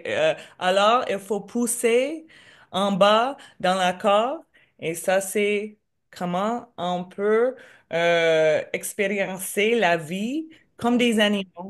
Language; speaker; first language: French; non-native, learner; English